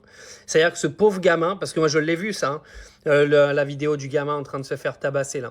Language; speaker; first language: French; native; French